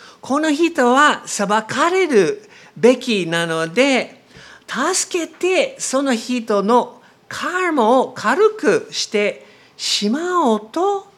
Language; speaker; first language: Japanese; non-native, learner; English